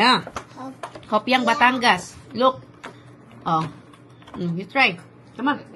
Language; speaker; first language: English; non-native, local second language; Filipino